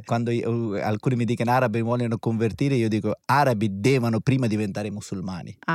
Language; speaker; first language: Italian; non-native, fluent; Persian